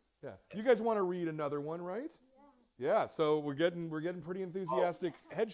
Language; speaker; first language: English; native; English